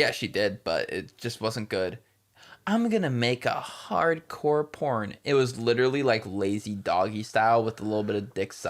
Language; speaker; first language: English; native; English